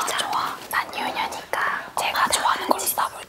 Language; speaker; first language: Korean; native; Korean